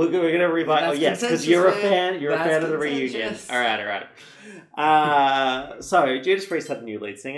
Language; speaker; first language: English; native; English